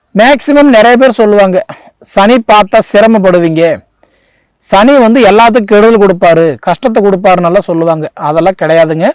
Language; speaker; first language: Tamil; native; Tamil